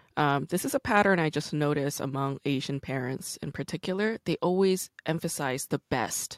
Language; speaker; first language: English; native; English